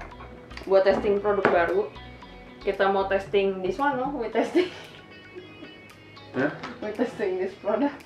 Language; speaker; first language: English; non-native, learner; Indonesian